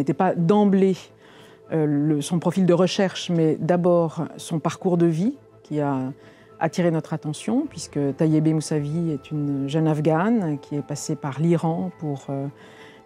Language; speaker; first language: French; native; French